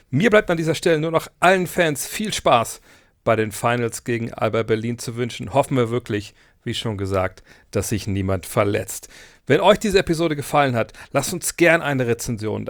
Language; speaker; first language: German; native; German